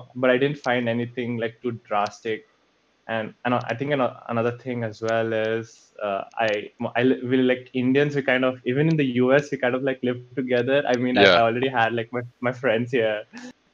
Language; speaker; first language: English; native; English